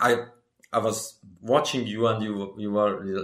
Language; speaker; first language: English; non-native, learner; Persian